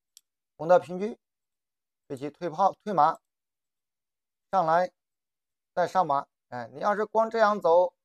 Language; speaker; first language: Chinese; native; Chinese